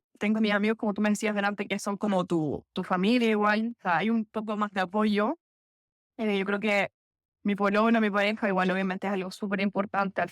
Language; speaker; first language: Spanish; native; Spanish